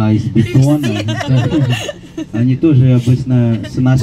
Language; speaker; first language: Russian; non-native, fluent; Balinese